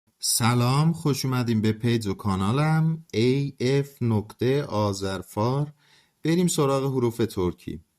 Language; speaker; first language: Persian; non-native, local second language; Azerbaijani